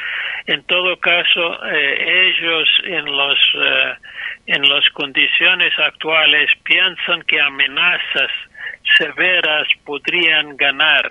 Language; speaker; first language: Spanish; non-native, fluent; English